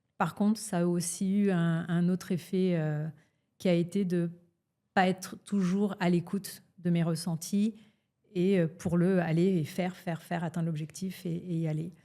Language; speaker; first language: French; early bilingual, other home language; Portuguese